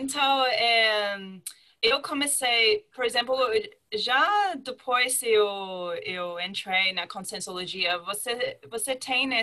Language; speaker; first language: Portuguese; non-native, fluent; English